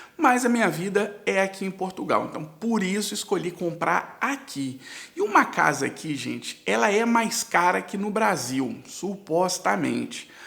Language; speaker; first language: Portuguese; native; Portuguese